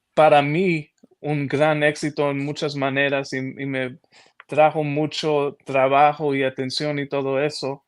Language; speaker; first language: Spanish; early bilingual, other home language; English